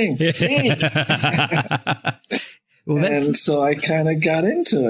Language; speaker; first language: English; native; English